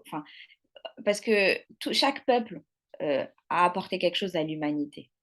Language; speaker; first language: French; non-native, local second language; Arabic